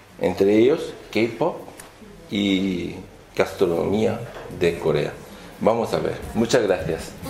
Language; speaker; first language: Spanish; non-native, fluent; Korean